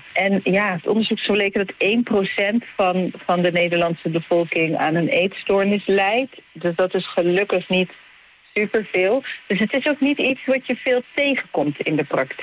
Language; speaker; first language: Dutch; native; Dutch